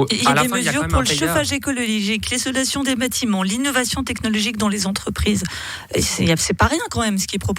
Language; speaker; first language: French; native; French